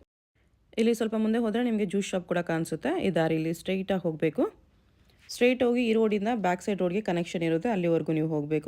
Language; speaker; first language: Kannada; native; Kannada